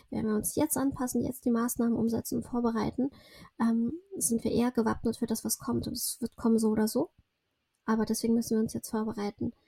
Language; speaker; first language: German; early bilingual, other home language; Russian